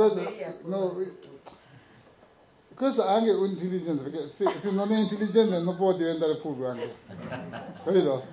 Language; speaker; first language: Italian; non-native, learner; Tibetan